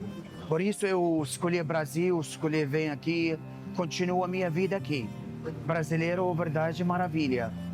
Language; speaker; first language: Portuguese; non-native, learner; Arabic